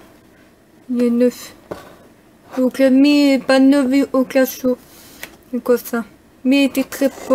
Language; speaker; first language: French; non-native, learner; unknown